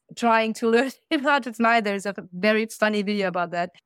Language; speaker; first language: English; non-native, fluent; German